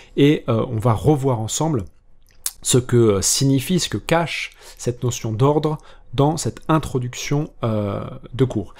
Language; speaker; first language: French; native; French